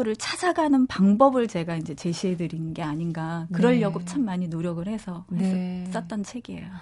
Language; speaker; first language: Korean; native; Korean